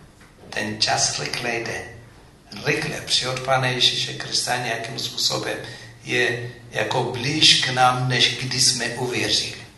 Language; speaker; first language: Czech; non-native, fluent; Amharic